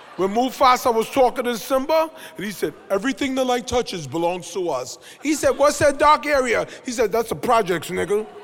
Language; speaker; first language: English; native; English